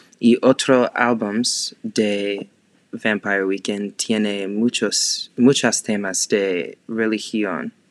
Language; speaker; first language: Spanish; non-native, learner; English